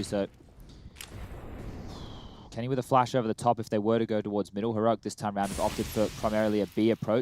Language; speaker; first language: English; native; English